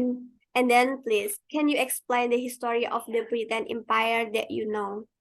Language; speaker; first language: English; non-native, learner; Indonesian